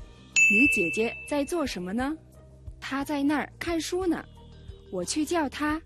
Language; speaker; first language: Chinese; non-native, fluent; Mongolian